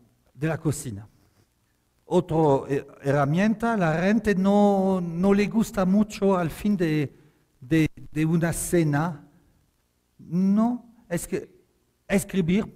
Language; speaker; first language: Spanish; non-native, fluent; French